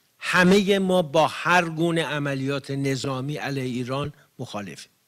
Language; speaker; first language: Persian; native; Persian